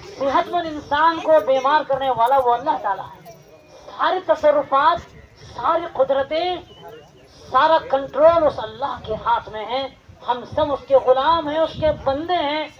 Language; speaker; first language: Urdu; native; Urdu